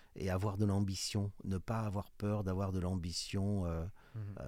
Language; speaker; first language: French; native; French